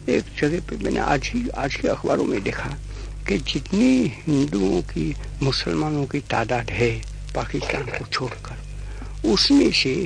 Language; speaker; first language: Hindi; non-native, local second language; Gujarati